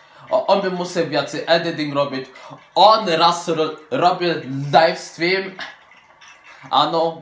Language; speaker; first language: Slovak; early bilingual, heritage; Slovak